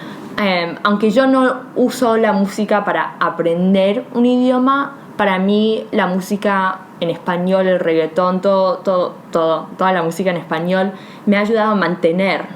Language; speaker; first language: Spanish; early bilingual, heritage; Spanish